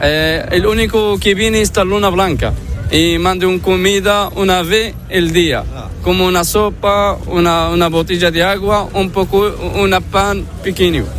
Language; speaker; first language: Spanish; non-native, learner; Arabic